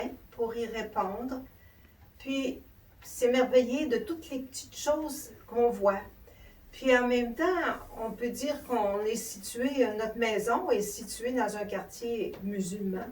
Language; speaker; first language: French; native; French